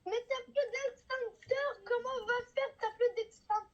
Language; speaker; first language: French; native; French